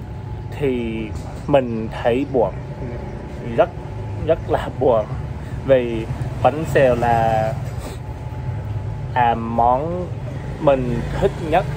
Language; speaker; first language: Vietnamese; non-native, learner; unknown